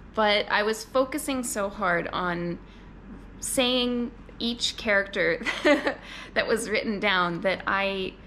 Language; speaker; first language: English; native; English